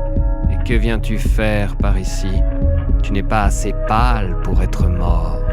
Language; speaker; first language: French; native; French